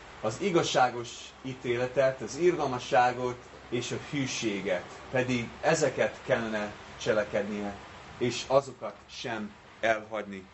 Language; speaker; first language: Hungarian; non-native, fluent; English